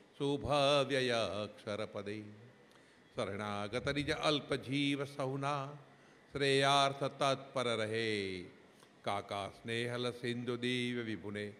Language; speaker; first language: Hindi; non-native, local second language; Gujarati